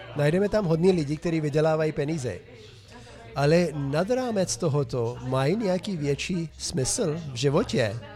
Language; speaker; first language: Czech; non-native, fluent; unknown